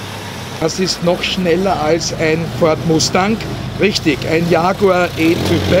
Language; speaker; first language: German; native; German